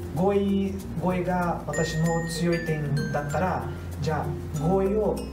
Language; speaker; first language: Japanese; non-native, fluent; Portuguese